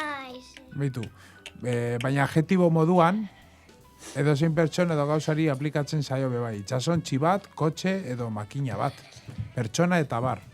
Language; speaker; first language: Basque; native; Basque